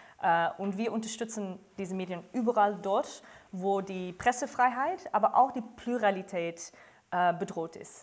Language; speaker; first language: German; non-native, fluent; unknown